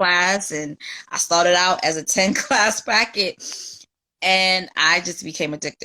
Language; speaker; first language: English; native; English